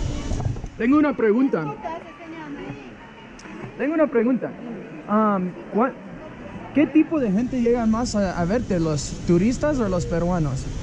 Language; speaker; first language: Spanish; non-native, learner; English